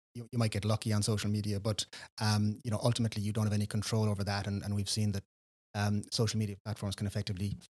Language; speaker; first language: English; native; English